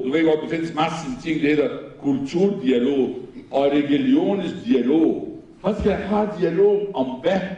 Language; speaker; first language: Danish; non-native, fluent; Arabic